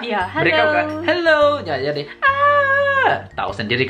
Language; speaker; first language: Indonesian; native; Indonesian